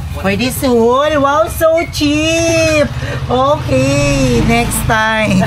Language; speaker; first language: English; non-native, local second language; Filipino